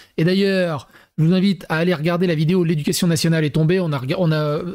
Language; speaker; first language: French; native; French